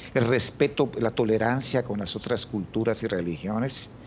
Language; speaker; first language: Spanish; native; Spanish